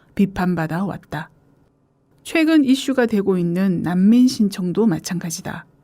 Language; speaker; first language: Korean; native; Korean